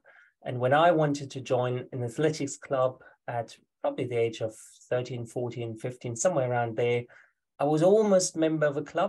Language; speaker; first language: English; non-native, fluent; German